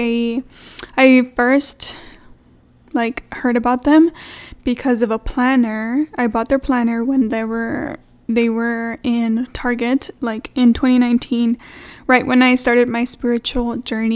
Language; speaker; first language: English; native; English